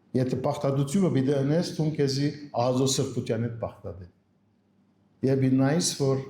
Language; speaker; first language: Armenian; early bilingual, heritage; Armenian